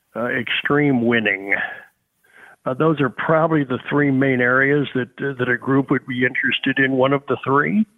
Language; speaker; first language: English; native; English